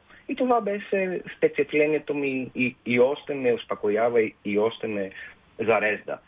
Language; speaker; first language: Bulgarian; non-native, fluent; Greek